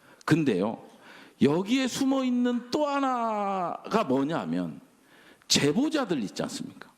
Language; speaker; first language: Korean; native; Korean